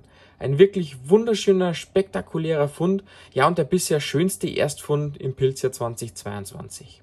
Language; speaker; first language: German; native; German